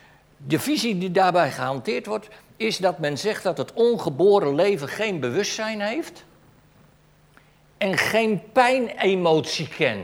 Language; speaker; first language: Dutch; native; Dutch